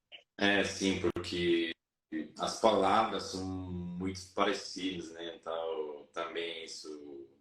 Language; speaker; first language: Portuguese; non-native, fluent; Spanish